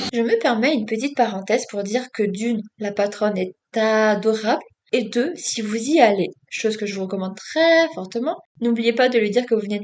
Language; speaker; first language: French; native; French